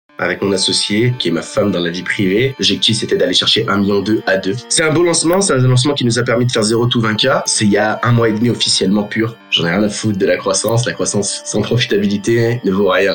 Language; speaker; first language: French; native; French